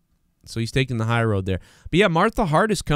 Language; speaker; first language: English; native; English